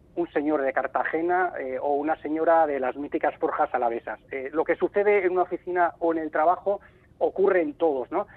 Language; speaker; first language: Spanish; native; Spanish